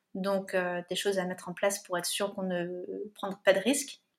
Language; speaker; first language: French; native; French